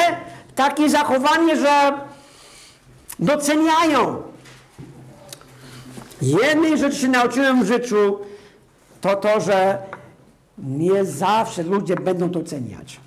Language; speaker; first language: Polish; non-native, fluent; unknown